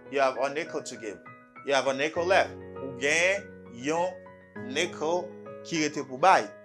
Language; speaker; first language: English; non-native, learner; Haitian Creole